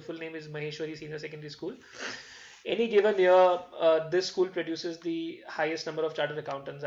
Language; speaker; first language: English; non-native, local second language; Hindi